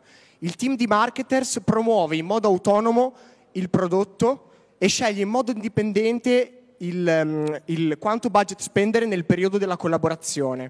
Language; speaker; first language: Italian; native; Italian